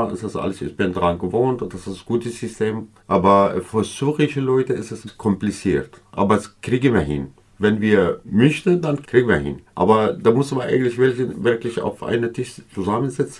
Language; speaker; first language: German; non-native, learner; Kurdish